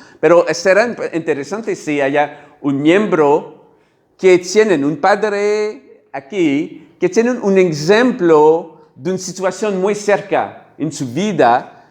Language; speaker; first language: Spanish; non-native, learner; French